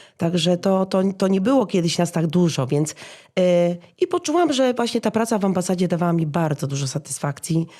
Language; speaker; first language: Polish; native; Polish